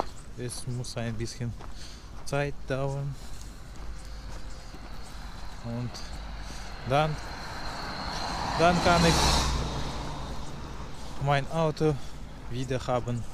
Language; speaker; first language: German; non-native, learner; Russian